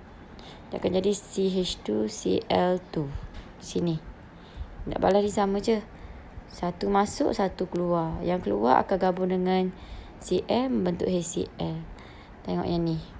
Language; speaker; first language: Malay; native; Malay